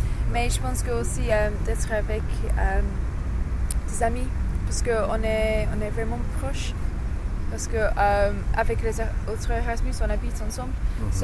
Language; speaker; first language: French; non-native, learner; English